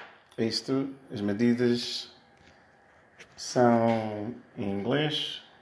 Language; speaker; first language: Portuguese; early bilingual, heritage; Portuguese